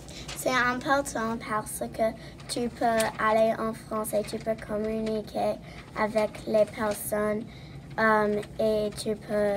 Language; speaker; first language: French; non-native, learner; English